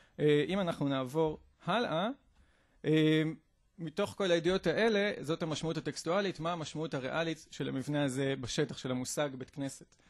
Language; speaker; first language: Hebrew; native; Hebrew